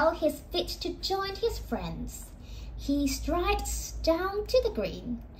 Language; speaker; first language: English; non-native, local second language; Cantonese